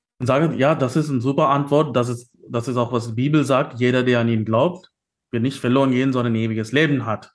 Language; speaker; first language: German; non-native, fluent; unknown